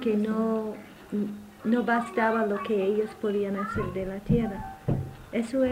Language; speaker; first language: Spanish; non-native, fluent; English